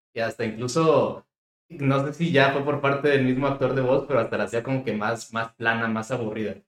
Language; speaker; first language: Spanish; native; Spanish